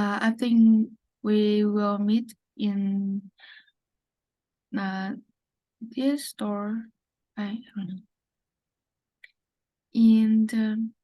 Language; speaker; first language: English; non-native, learner; Vietnamese